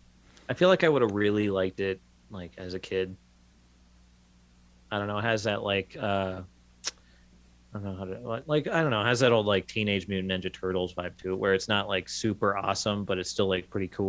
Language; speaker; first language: English; native; English